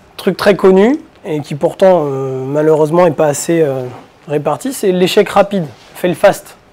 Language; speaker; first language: French; native; French